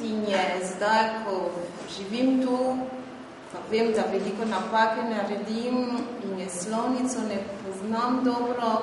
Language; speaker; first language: Slovenian; non-native, fluent; French